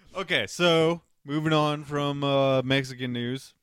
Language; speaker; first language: English; early bilingual, other home language; Spanish